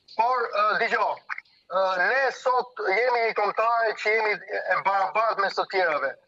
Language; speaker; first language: Albanian; early bilingual, heritage; Albanian